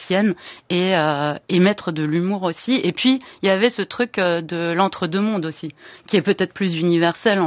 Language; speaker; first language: French; early bilingual, other home language; Persian